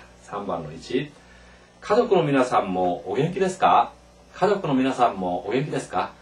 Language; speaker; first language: Japanese; non-native, fluent; Korean